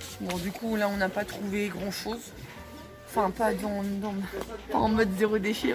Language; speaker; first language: French; native; French